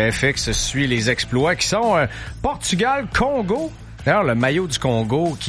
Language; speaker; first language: French; native; French